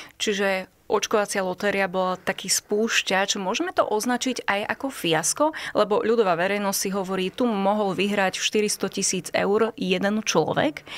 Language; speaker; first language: Slovak; native; Slovak